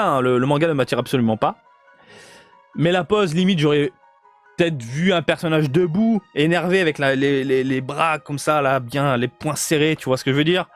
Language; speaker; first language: French; native; French